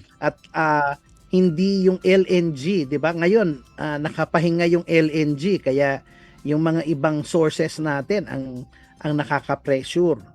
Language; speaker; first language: Filipino; native; Filipino